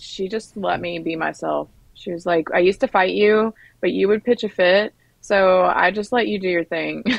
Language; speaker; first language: English; native; English